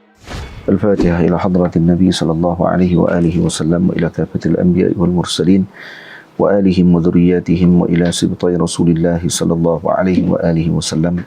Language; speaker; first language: Arabic; non-native, fluent; Malay